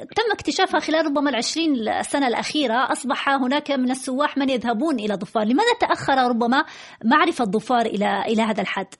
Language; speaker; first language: Arabic; native; Arabic